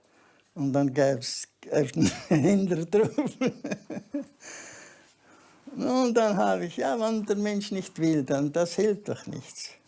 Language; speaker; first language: German; early bilingual, heritage; German